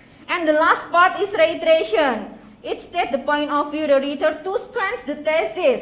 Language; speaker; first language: English; non-native, fluent; Indonesian